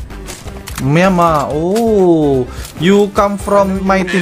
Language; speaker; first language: English; non-native, learner; Indonesian